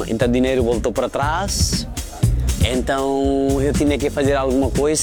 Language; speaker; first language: Portuguese; non-native, fluent; Nepali